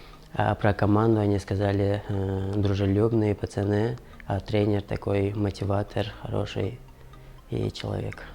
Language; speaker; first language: Russian; non-native, local second language; Kyrgyz